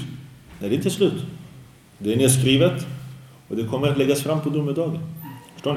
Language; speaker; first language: Swedish; early bilingual, other home language; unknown